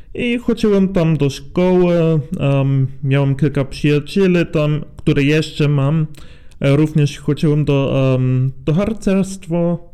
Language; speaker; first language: Polish; non-native, learner; German